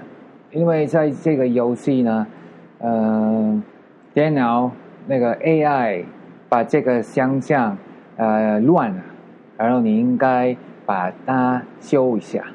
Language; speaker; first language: Chinese; non-native, learner; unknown